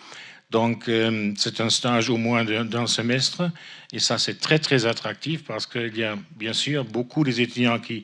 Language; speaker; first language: French; non-native, fluent; German